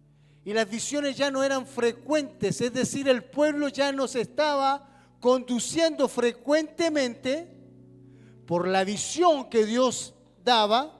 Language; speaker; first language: Spanish; native; Spanish